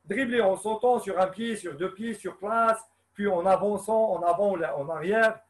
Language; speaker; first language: French; non-native, local second language; Arabic